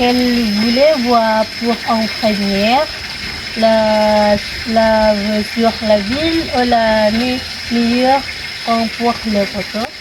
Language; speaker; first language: French; non-native, learner; Indonesian